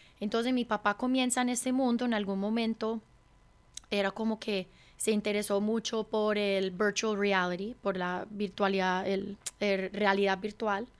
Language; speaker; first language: Spanish; early bilingual, heritage; Spanish